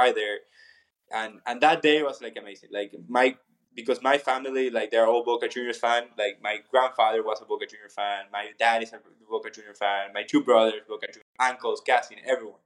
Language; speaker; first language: English; non-native, fluent; Spanish